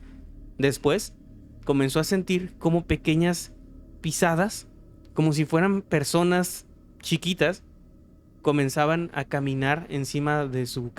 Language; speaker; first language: Spanish; native; Spanish